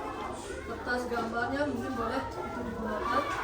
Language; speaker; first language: Indonesian; native; Indonesian